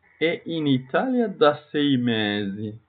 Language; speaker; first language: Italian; non-native, learner; Turkish